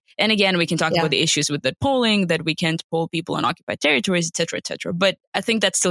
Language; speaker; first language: English; non-native, fluent; Ukrainian